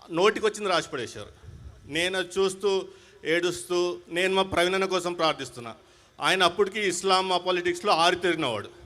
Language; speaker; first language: Telugu; non-native, local second language; Hindi